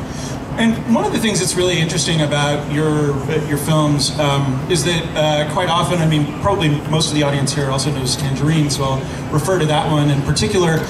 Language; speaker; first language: English; native; English